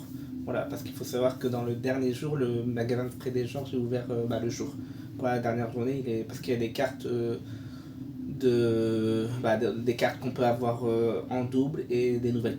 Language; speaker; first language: French; native; French